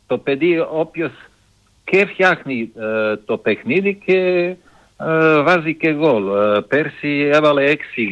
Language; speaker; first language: Greek; non-native, fluent; Serbian